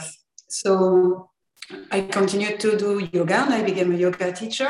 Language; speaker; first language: English; non-native, fluent; French